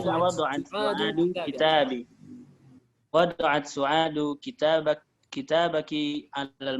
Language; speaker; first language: Arabic; non-native, learner; Indonesian